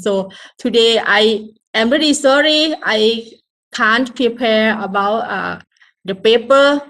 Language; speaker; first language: English; non-native, learner; Thai